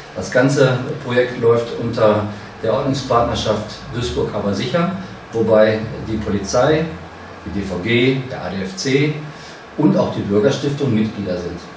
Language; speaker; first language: German; native; German